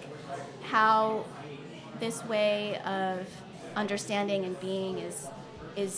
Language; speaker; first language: English; native; English